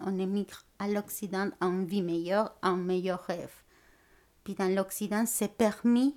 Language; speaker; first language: French; non-native, fluent; Spanish